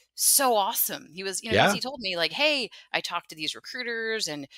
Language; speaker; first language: English; native; English